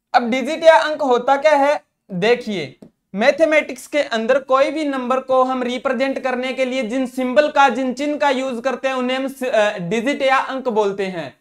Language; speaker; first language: Hindi; non-native, local second language; Punjabi